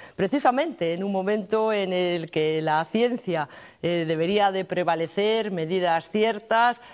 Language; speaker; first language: Spanish; native; Spanish